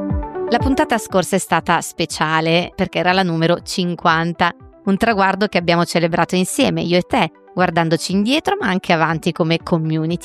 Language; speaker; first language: Italian; native; Italian